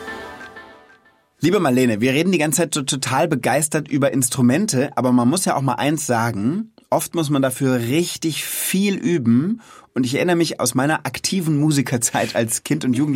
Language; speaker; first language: German; native; German